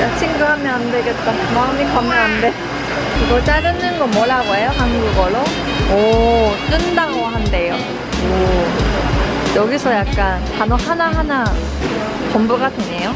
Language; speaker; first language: Korean; non-native, fluent; Japanese